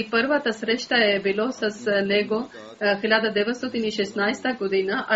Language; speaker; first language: Bulgarian; native; Bulgarian